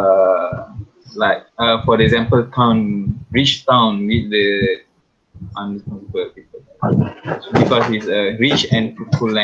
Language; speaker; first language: English; non-native, local second language; Malay